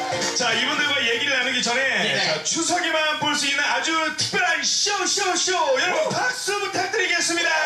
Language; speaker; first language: Korean; native; Korean